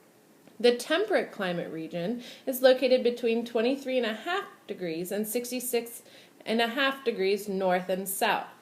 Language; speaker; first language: English; native; English